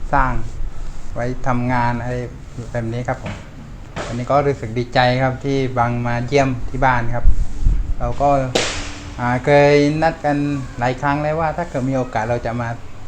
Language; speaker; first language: Thai; non-native, local second language; Malay